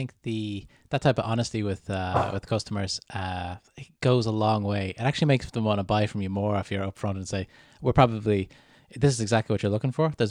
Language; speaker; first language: English; native; English